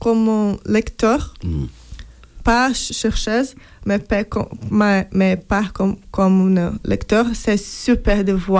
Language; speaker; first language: French; non-native, fluent; Portuguese